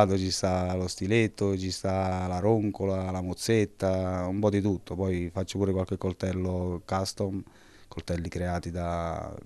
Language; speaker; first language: Italian; native; Italian